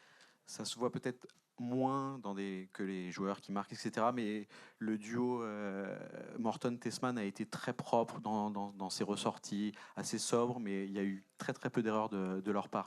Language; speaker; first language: French; native; French